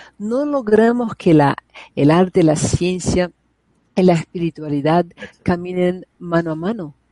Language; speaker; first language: Spanish; non-native, fluent; Portuguese